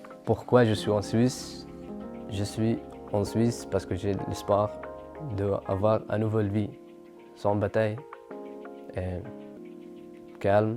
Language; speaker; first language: French; non-native, learner; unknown